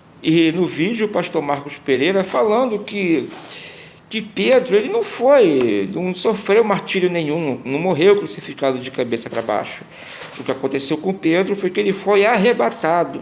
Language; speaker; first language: Portuguese; native; Portuguese